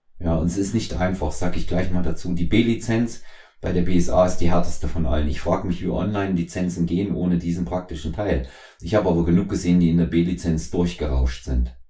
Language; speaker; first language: German; native; German